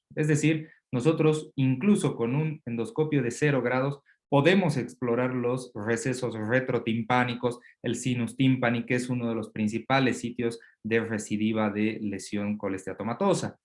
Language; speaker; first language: Spanish; native; Spanish